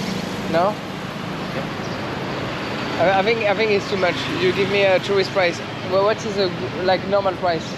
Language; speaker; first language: English; non-native, learner; French